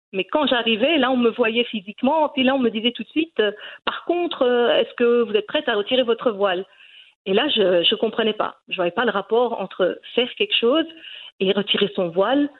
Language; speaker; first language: French; early bilingual, other home language; Riffian